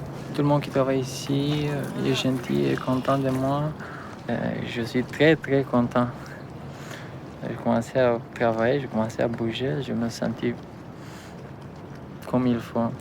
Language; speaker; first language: French; non-native, learner; Romanian